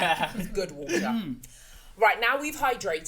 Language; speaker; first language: English; native; English